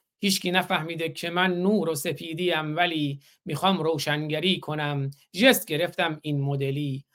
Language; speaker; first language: Persian; native; Persian